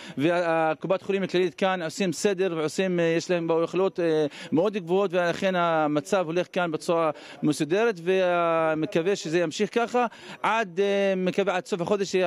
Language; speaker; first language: Hebrew; non-native, local second language; Arabic